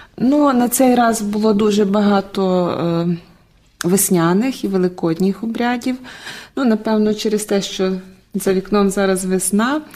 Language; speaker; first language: Ukrainian; native; Ukrainian